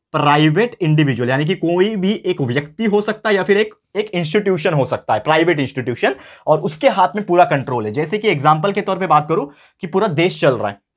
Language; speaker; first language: Hindi; native; Hindi